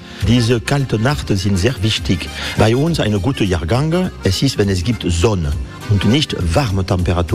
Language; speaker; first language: German; non-native, fluent; French